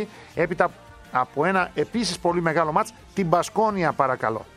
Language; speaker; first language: Greek; native; Greek